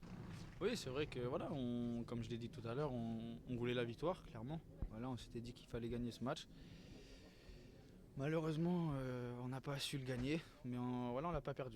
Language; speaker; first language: French; native; French